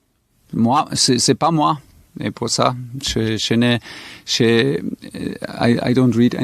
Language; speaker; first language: French; non-native, fluent; German